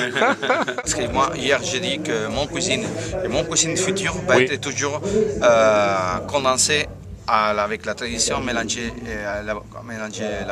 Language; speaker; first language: French; non-native, learner; Spanish